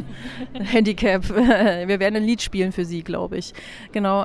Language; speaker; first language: German; native; German